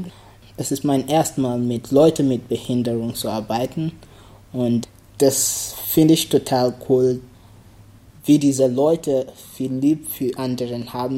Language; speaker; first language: German; non-native, learner; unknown